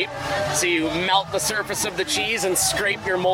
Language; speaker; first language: English; native; English